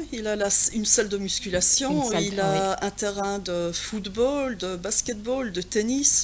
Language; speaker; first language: French; non-native, local second language; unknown